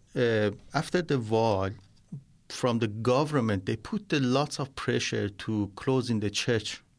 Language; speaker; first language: English; non-native, learner; Persian